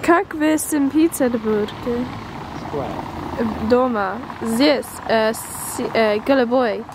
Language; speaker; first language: Russian; non-native, learner; English